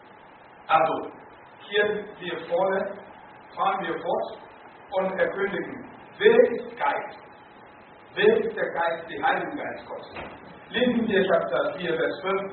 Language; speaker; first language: German; non-native, fluent; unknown